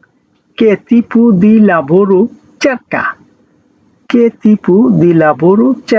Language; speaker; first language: Italian; non-native, learner; Bangla